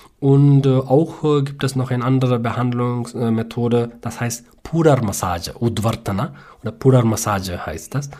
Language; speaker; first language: German; non-native, learner; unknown